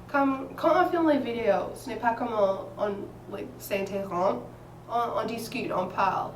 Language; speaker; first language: French; non-native, fluent; English